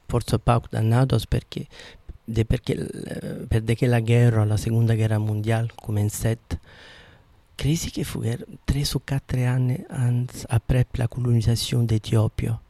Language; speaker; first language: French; non-native, fluent; Italian